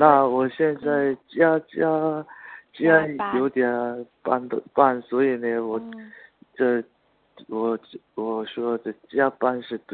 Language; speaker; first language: Chinese; non-native, learner; Korean